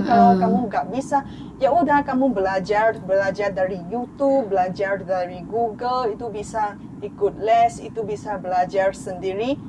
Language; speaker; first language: Indonesian; non-native, fluent; Chinese